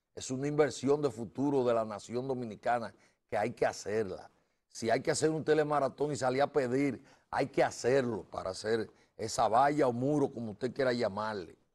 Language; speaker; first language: Spanish; native; Spanish